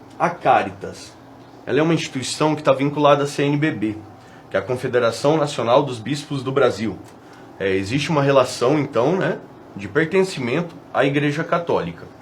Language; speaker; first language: Portuguese; native; Portuguese